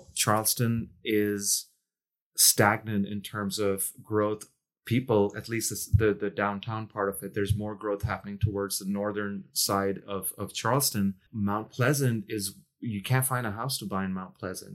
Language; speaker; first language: English; non-native, local second language; Urdu